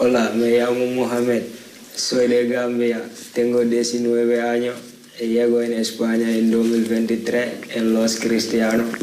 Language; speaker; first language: Spanish; non-native, learner; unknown